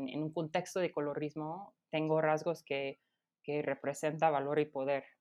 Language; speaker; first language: Spanish; non-native, fluent; English